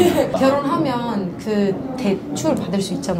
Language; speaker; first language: Korean; non-native, fluent; Arabic